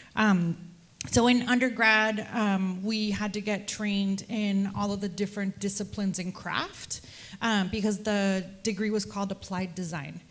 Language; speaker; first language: English; early bilingual, other home language; Spanish